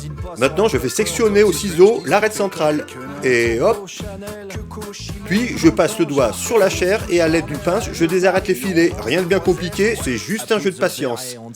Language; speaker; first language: French; native; French